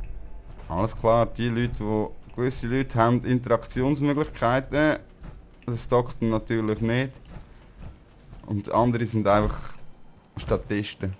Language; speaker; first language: German; native; German